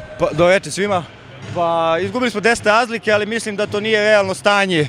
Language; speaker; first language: Serbian; native; Serbian